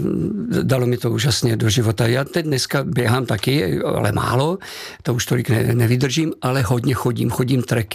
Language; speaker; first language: Czech; native; Czech